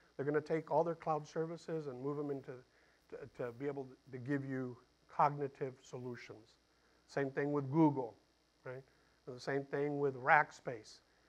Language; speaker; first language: English; early bilingual, other home language; Spanish